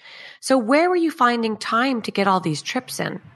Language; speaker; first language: English; native; English